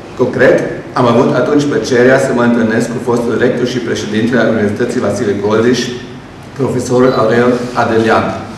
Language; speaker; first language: Romanian; non-native, local second language; German